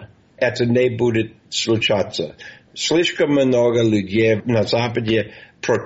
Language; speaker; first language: Russian; non-native, fluent; English